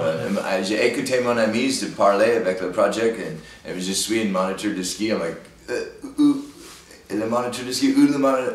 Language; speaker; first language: French; non-native, learner; English